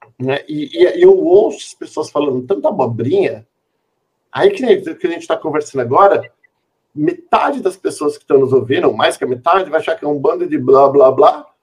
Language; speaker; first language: Portuguese; native; Portuguese